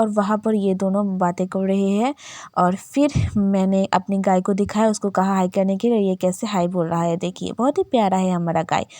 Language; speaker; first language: Hindi; non-native, local second language; Bangla